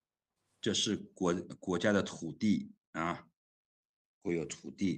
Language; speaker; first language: Chinese; non-native, fluent; Lao